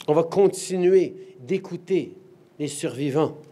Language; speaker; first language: French; native; French